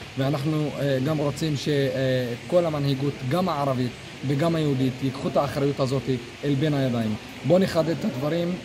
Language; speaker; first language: Hebrew; non-native, local second language; Arabic